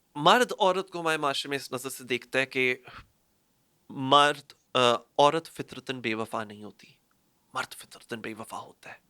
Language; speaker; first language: Urdu; native; Urdu